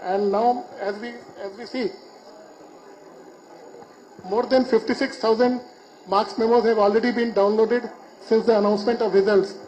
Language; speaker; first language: English; non-native, local second language; Telugu